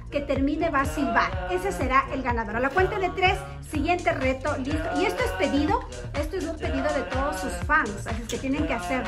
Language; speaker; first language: Spanish; native; Spanish